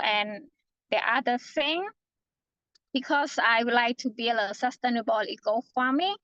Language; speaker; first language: English; non-native, fluent; Khmer